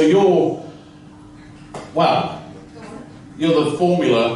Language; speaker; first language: English; native; English